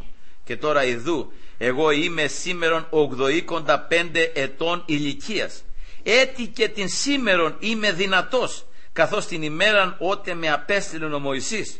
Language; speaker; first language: Greek; native; Greek